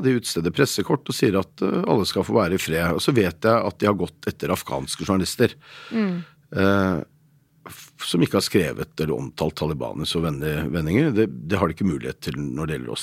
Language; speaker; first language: Norwegian; native; Norwegian